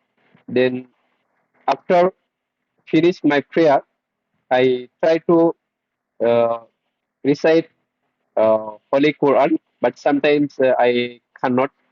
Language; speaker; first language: English; non-native, learner; Bangla